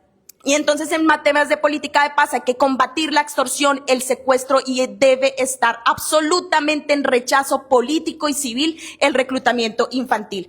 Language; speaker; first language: Spanish; native; Spanish